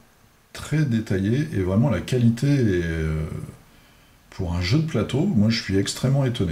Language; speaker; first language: French; native; French